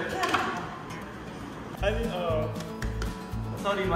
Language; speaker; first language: Korean; non-native, learner; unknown